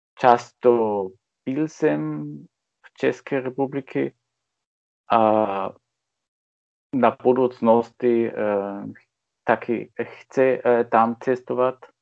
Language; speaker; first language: Czech; non-native, learner; German